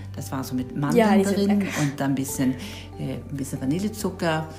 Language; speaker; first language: German; non-native, fluent; Swedish